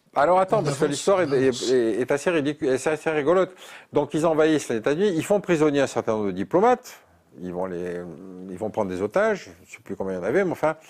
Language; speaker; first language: French; native; French